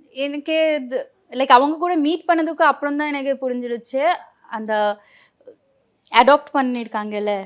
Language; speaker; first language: Tamil; non-native, local second language; Bangla